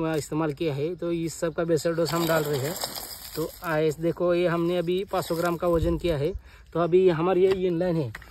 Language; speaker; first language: Hindi; non-native, local second language; Marathi